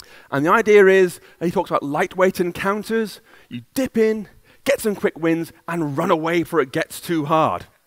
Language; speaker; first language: English; native; English